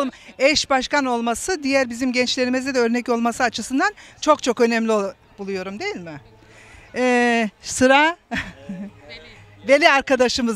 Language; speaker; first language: Turkish; non-native, local second language; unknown